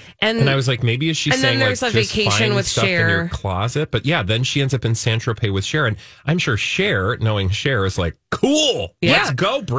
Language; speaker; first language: English; native; English